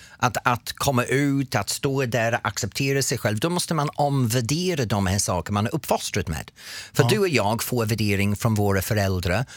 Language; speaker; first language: Swedish; non-native, fluent; English